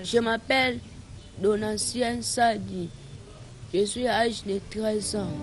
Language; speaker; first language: French; non-native, local second language; Lingala